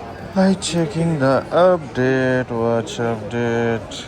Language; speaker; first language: English; non-native, learner; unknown